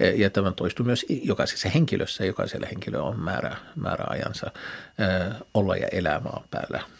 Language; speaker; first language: Finnish; non-native, fluent; Arabic